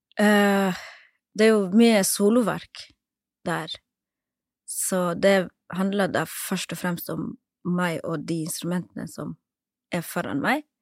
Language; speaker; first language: Norwegian; early bilingual, other home language; Somali